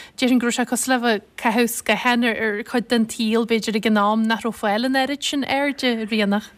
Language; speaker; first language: Irish; native; Irish